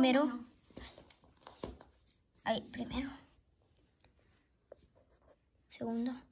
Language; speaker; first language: Spanish; early bilingual, heritage; Spanish